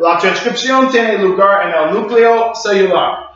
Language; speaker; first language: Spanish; non-native, learner; English